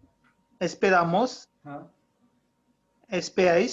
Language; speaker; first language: Spanish; non-native, learner; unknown